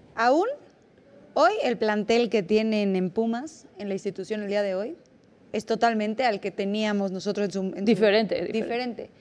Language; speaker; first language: Spanish; native; Spanish